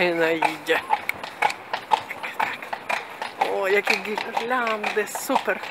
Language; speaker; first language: Polish; non-native, fluent; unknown